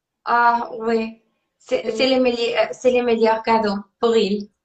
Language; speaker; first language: French; non-native, learner; Spanish